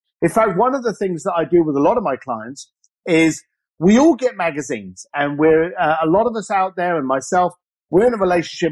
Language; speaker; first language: English; native; English